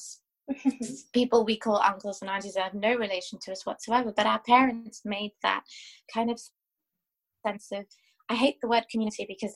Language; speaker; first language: English; native; English